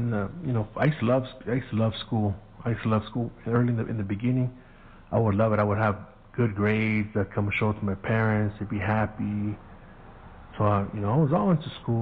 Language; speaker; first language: English; early bilingual, other home language; Spanish